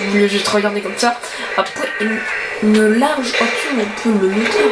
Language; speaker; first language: French; native; French